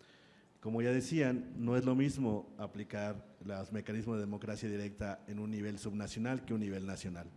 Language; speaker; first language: Spanish; native; Spanish